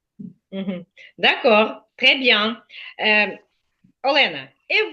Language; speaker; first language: French; non-native, fluent; Ukrainian